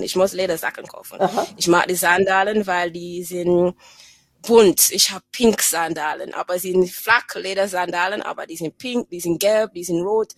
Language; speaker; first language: German; non-native, fluent; English